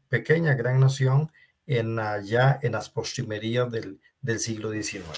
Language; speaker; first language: Spanish; native; Spanish